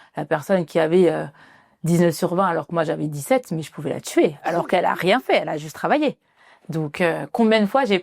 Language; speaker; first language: French; early bilingual, other home language; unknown